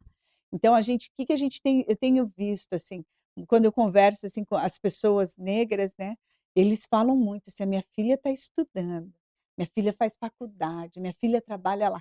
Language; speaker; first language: Portuguese; native; Portuguese